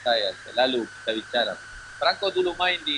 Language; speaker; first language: Indonesian; non-native, learner; Spanish